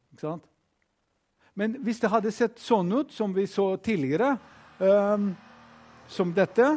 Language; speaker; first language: Norwegian; non-native, fluent; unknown